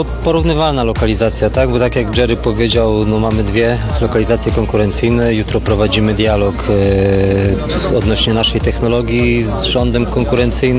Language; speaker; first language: Polish; native; Polish